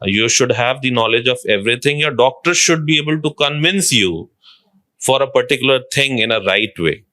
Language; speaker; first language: English; non-native, local second language; Hindi